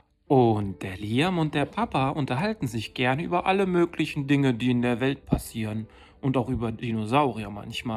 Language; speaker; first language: German; native; German